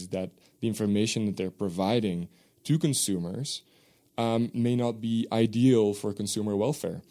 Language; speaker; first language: English; non-native, fluent; Dutch